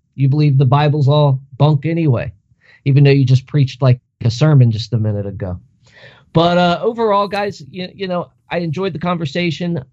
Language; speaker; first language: English; native; English